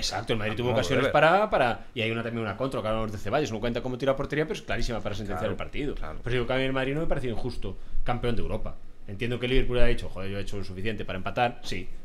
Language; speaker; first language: Spanish; native; Spanish